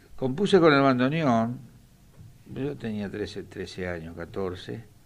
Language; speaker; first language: Spanish; native; Spanish